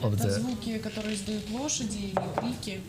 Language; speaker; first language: Russian; native; Russian